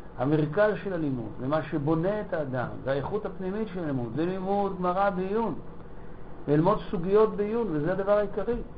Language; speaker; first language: Hebrew; native; Hebrew